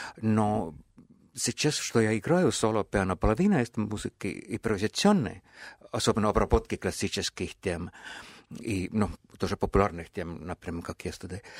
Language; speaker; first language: Russian; non-native, fluent; Estonian